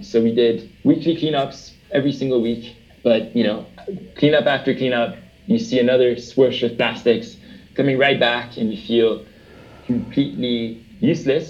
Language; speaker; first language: English; early bilingual, other home language; French